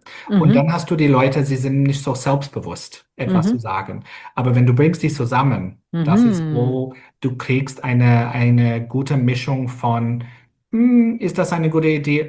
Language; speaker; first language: German; non-native, fluent; English